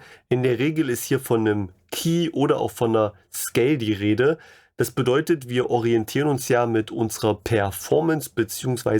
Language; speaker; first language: German; native; German